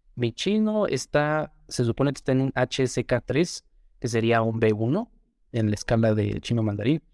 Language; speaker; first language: Spanish; native; Spanish